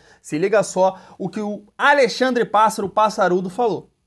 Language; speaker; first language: Portuguese; native; Portuguese